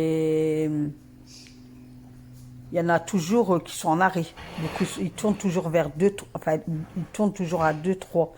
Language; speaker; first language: French; native; French